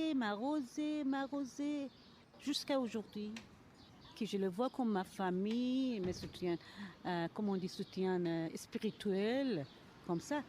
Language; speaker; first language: French; non-native, fluent; Persian